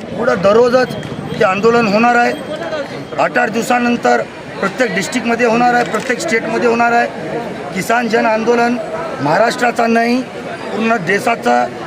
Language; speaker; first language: Marathi; native; Marathi